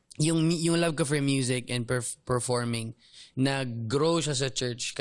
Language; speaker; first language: Filipino; non-native, local second language; Cebuano